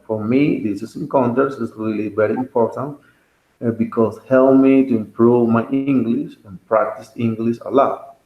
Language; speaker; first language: English; non-native, learner; Spanish